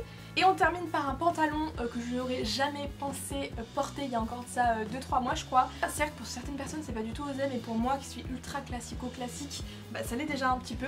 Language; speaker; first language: French; native; French